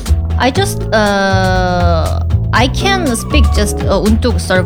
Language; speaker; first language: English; non-native, learner; Korean